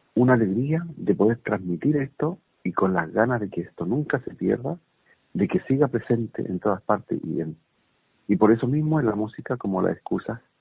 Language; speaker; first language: Spanish; non-native, local second language; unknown